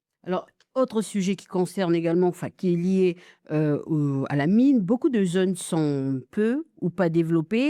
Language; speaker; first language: French; native; French